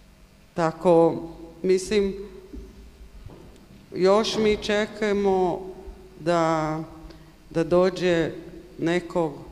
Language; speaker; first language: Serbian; non-native, learner; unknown